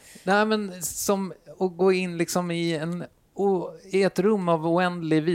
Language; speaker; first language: Swedish; native; Swedish